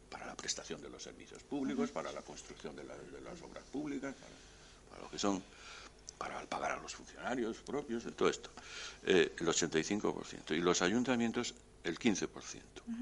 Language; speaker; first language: Spanish; native; Spanish